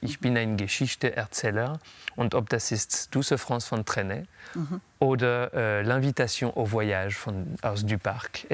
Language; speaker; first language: German; non-native, learner; French